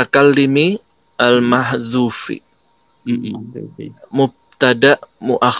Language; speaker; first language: Arabic; non-native, learner; Indonesian